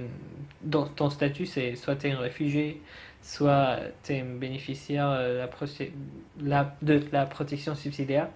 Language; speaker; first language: French; non-native, fluent; Arabic